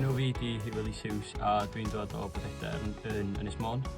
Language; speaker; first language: Welsh; native; Welsh